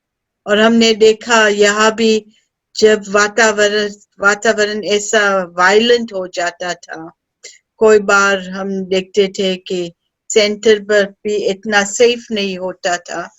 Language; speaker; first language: Hindi; early bilingual, heritage; Hindi